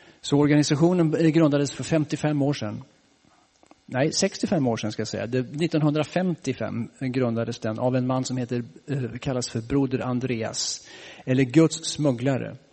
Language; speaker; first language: Swedish; native; Swedish